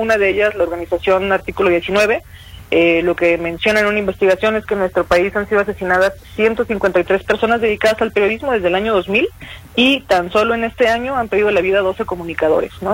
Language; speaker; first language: Spanish; native; Spanish